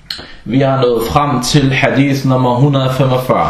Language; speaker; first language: Danish; non-native, fluent; Arabic